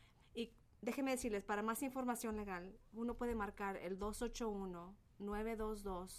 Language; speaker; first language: Spanish; early bilingual, heritage; Spanish